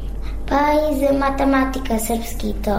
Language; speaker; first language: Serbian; non-native, learner; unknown